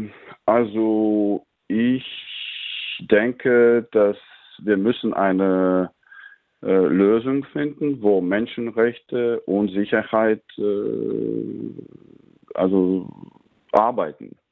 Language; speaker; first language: German; non-native, fluent; Latvian